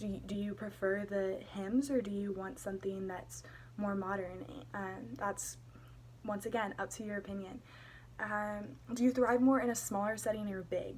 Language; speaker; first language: English; native; English